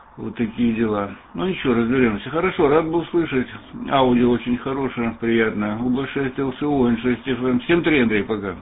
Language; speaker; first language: Russian; native; Russian